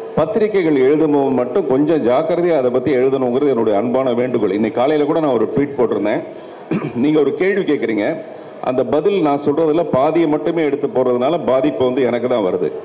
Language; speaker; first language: Tamil; native; Tamil